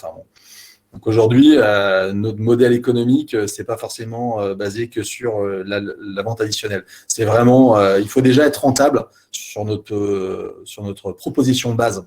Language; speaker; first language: French; native; French